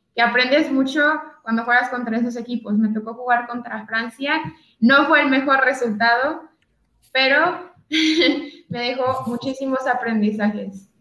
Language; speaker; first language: Spanish; native; Spanish